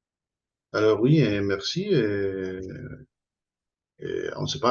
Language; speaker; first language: French; non-native, learner; Spanish